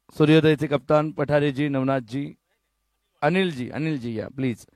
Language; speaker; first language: Hindi; non-native, local second language; Marathi